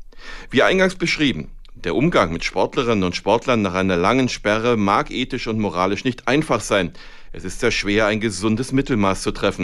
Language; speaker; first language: German; native; German